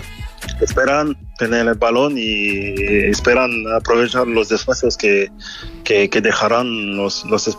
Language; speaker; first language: Spanish; non-native, fluent; French